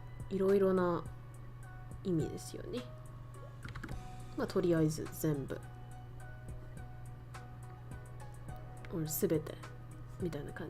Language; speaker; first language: Japanese; non-native, fluent; Vietnamese